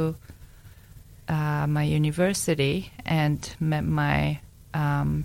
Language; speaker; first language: English; non-native, fluent; Japanese